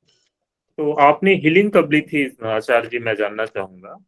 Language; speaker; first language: Hindi; native; Hindi